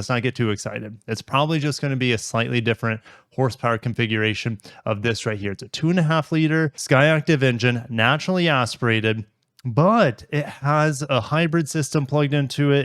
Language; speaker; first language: English; native; English